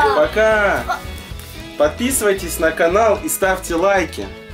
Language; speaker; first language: Russian; native; Russian